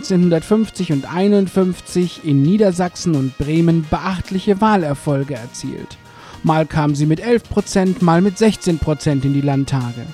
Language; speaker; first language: German; native; German